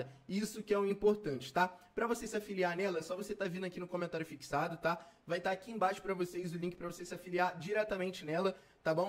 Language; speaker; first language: Portuguese; native; Portuguese